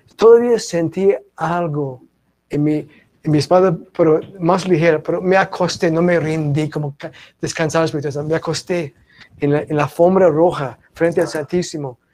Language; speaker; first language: Spanish; non-native, fluent; English